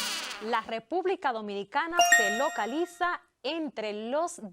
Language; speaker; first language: Spanish; native; Spanish